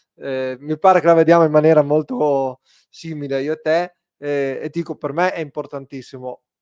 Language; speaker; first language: Italian; native; Italian